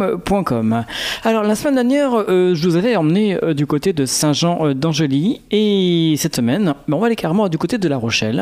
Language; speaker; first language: French; native; French